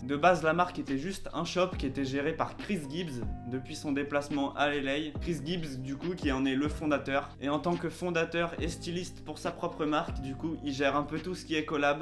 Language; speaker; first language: French; native; French